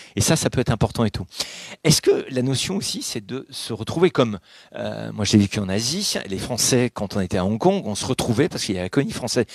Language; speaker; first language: French; native; French